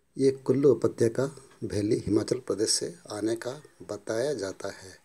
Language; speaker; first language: Hindi; non-native, local second language; Odia